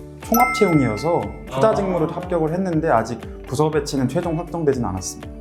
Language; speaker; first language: Korean; native; Korean